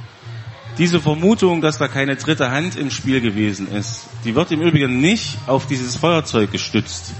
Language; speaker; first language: German; native; German